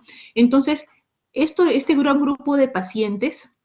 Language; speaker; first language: Spanish; native; Spanish